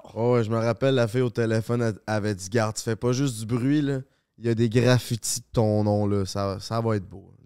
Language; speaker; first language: French; native; French